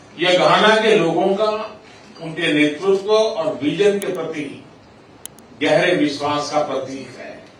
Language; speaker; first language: Hindi; non-native, local second language; Gujarati